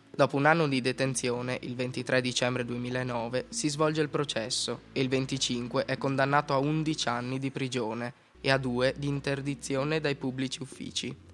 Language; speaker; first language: Italian; native; Italian